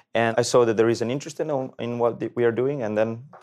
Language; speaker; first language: English; non-native, fluent; Italian